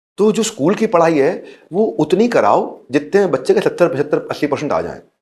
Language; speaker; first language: Hindi; native; Hindi